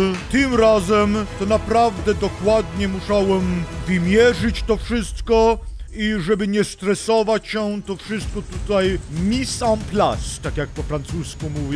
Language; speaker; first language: Polish; non-native, learner; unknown